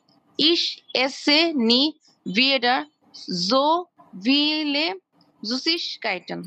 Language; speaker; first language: German; non-native, learner; Bangla